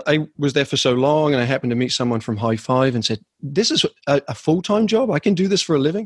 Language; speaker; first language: English; native; English